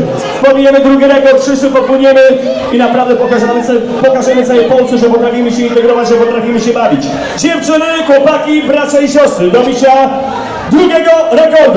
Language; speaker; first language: Polish; native; Polish